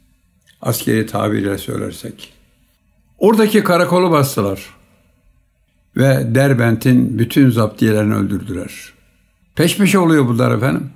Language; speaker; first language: Turkish; native; Turkish